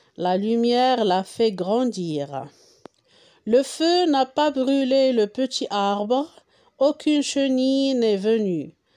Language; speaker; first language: French; non-native, local second language; Arabic